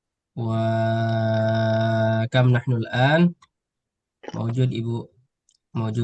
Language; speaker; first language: Arabic; non-native, fluent; Indonesian